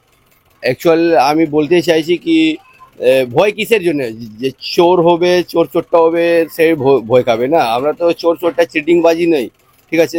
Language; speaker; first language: Bangla; non-native, local second language; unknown